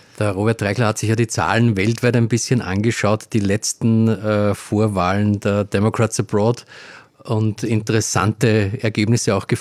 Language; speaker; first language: German; native; German